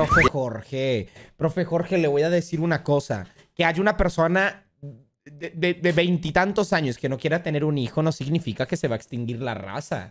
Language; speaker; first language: Spanish; native; Spanish